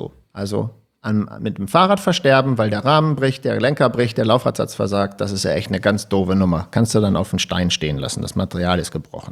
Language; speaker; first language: German; native; German